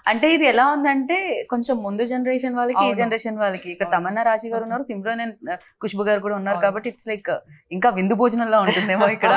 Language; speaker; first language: Telugu; native; Telugu